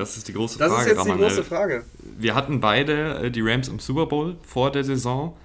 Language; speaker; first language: German; native; German